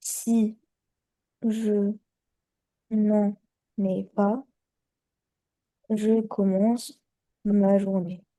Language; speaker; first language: French; non-native, learner; Chinese